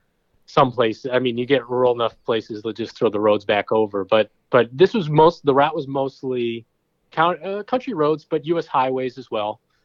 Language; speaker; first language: English; native; English